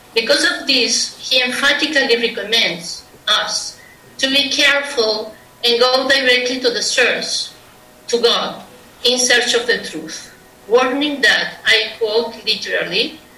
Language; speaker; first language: English; non-native, fluent; Spanish